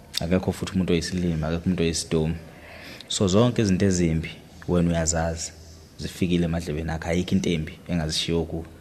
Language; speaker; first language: Zulu; native; Zulu